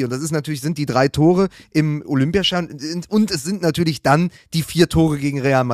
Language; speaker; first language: German; native; German